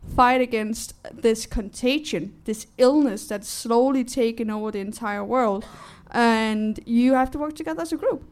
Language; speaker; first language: English; non-native, fluent; Danish